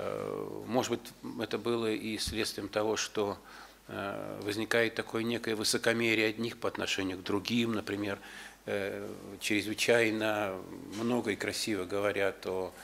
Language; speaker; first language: Russian; native; Russian